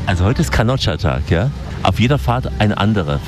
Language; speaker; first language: German; native; German